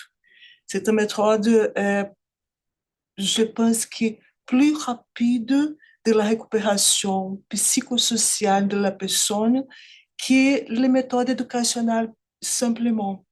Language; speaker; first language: French; non-native, fluent; Portuguese